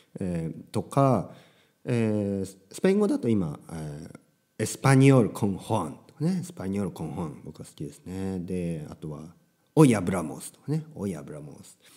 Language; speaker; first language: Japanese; native; Japanese